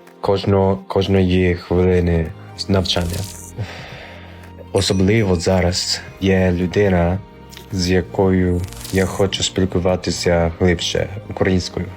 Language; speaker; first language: Ukrainian; non-native, learner; Japanese